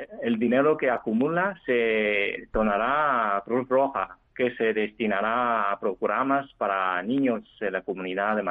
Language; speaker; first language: Spanish; non-native, fluent; Chinese